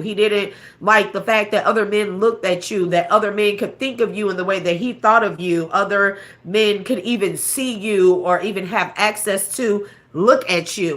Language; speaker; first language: English; native; English